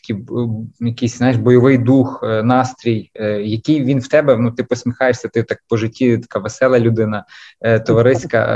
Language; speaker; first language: Ukrainian; native; Ukrainian